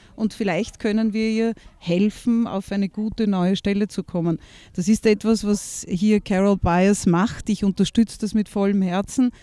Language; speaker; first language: German; native; German